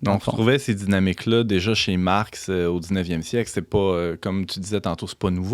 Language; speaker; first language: French; native; French